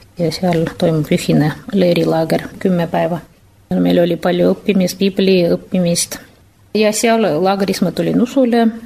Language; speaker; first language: Estonian; non-native, fluent; Russian